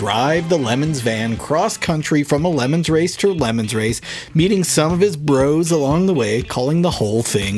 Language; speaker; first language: English; native; English